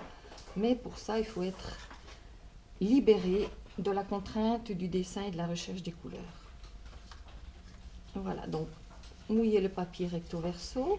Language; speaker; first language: French; native; French